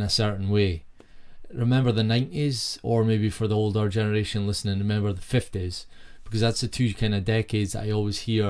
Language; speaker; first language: English; native; English